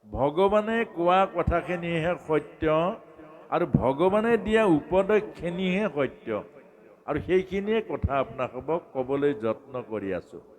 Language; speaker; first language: Assamese; native; Assamese